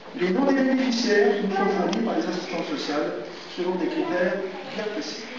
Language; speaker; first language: French; native; French